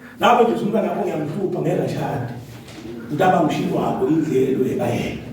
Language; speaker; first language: Zulu; non-native, local second language; Swati